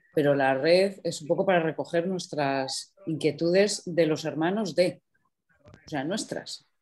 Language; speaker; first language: Spanish; native; Spanish